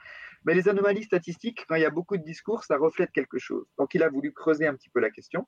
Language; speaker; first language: French; native; French